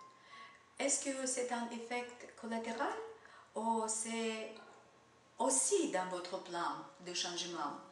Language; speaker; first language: French; non-native, learner; Russian